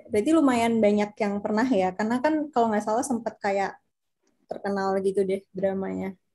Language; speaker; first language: Indonesian; native; Indonesian